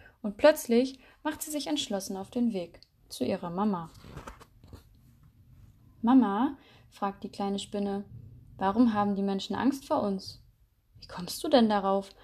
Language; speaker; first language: German; native; German